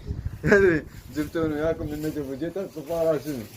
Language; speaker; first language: Arabic; native; Arabic